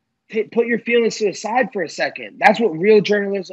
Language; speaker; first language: English; native; English